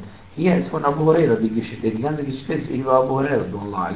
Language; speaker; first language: German; non-native, fluent; Arabic